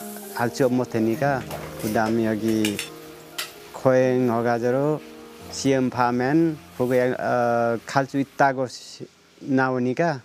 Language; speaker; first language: Korean; non-native, learner; Nepali